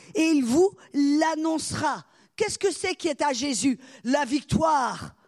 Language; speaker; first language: French; native; French